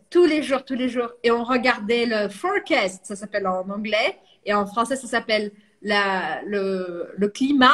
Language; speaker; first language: French; non-native, fluent; Portuguese